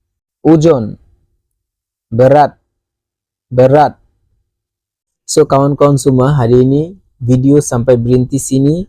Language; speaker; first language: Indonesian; non-native, learner; Bangla